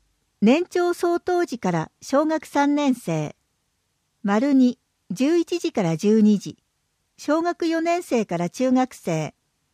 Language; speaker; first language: Japanese; native; Japanese